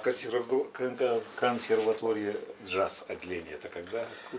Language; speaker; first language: Russian; non-native, local second language; Yakut